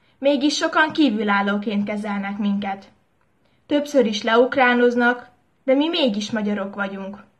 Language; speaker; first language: Hungarian; native; Hungarian